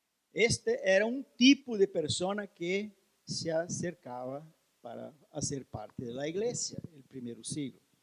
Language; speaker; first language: Spanish; non-native, learner; Portuguese